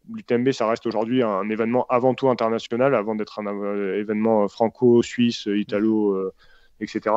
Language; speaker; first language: French; native; French